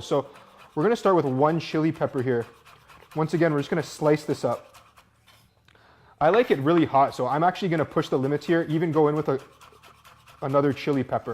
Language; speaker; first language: English; native; English